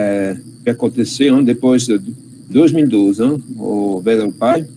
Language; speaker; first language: Portuguese; non-native, fluent; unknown